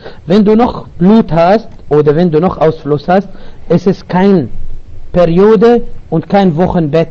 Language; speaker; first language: German; non-native, fluent; Arabic